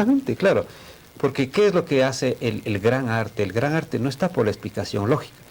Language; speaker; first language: Spanish; native; Spanish